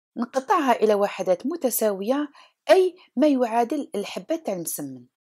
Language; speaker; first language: Arabic; non-native, local second language; Kabyle